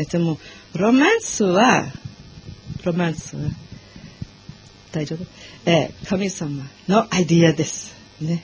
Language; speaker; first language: Japanese; non-native, learner; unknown